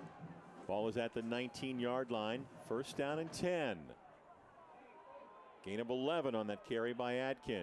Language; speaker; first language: English; native; English